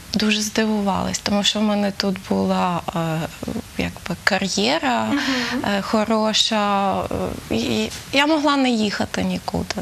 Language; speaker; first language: Ukrainian; native; Ukrainian